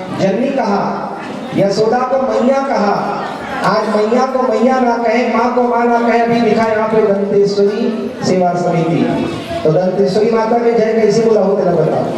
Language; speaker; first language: Hindi; non-native, local second language; Chhattisgarhi